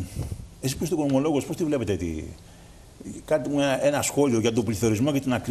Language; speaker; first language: Greek; native; Greek